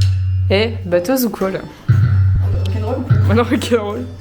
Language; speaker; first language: French; native; French